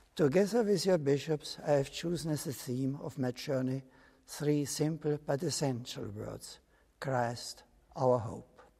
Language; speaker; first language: English; non-native, fluent; German